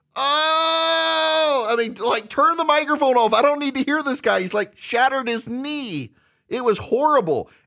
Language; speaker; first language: English; native; English